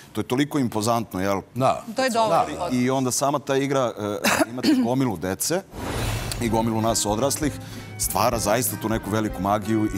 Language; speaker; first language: Serbian; native; Serbian